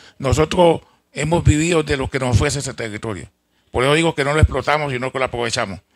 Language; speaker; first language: Spanish; native; Spanish